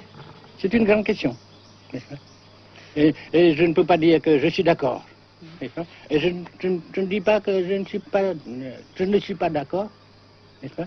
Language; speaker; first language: French; non-native, fluent; Vietnamese